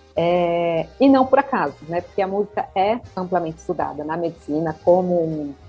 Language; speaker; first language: Portuguese; native; Portuguese